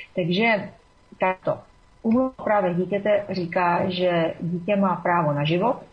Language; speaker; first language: Czech; native; Czech